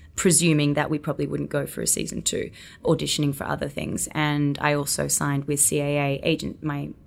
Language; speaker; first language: English; native; English